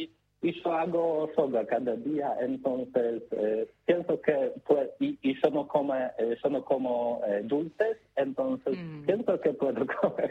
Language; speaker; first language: Spanish; non-native, learner; Polish